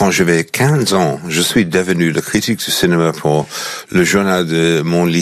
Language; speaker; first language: French; non-native, fluent; English